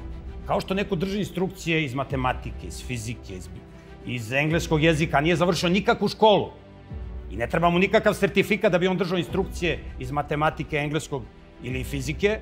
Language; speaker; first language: Serbian; native; Serbian